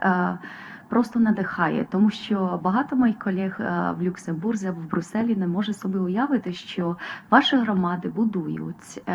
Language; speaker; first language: Ukrainian; non-native, fluent; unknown